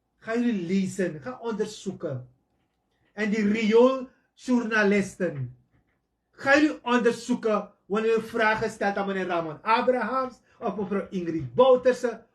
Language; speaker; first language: Dutch; native; Dutch